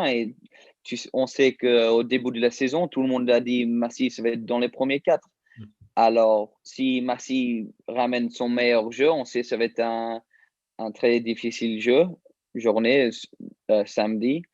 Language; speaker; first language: French; early bilingual, heritage; English